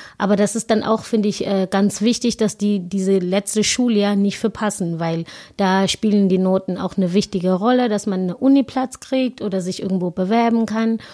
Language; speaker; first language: German; non-native, fluent; Zulu